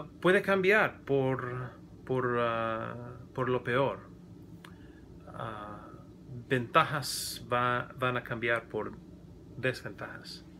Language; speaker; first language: Spanish; non-native, learner; English